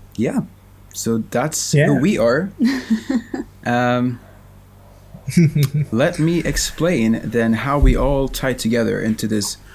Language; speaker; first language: English; non-native, fluent; Swedish